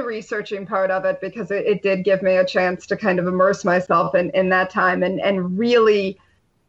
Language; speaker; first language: English; native; English